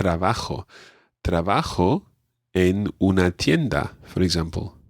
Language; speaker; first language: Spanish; non-native, fluent; English